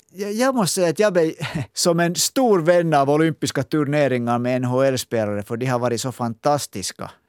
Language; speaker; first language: Swedish; native; Swedish